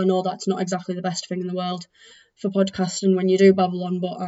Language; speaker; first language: English; native; English